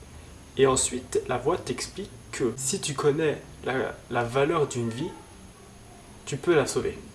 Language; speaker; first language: French; native; French